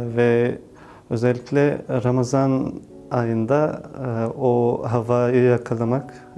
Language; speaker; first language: Turkish; non-native, fluent; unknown